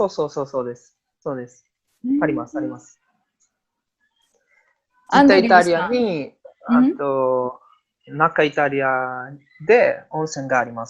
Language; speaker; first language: Japanese; non-native, learner; Italian